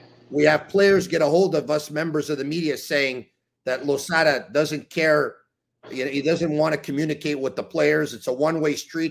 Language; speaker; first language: English; native; English